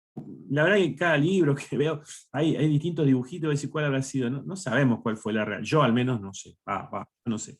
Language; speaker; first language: Spanish; native; Spanish